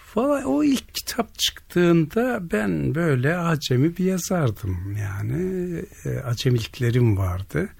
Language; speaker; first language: Turkish; native; Turkish